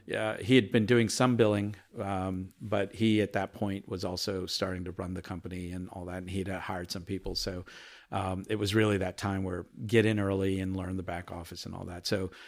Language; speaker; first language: English; early bilingual, other home language; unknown